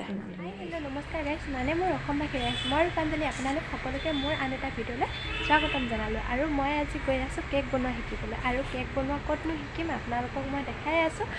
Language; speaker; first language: Assamese; native; Assamese